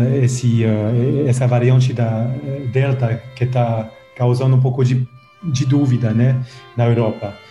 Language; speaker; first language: Portuguese; non-native, fluent; French